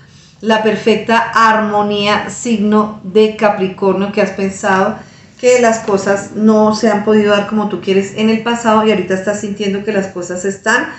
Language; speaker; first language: Spanish; native; Spanish